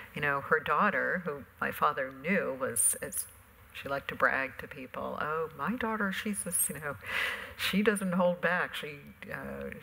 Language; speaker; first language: English; native; English